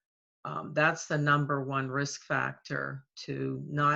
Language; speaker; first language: English; native; English